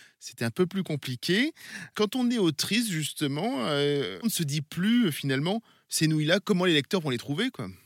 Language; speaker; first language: French; native; French